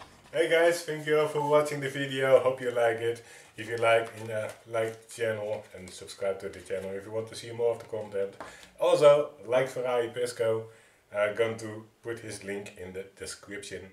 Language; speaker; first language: English; non-native, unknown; Dutch